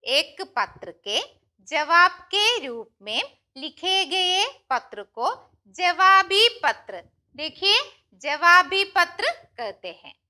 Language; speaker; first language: Hindi; non-native, local second language; Malayalam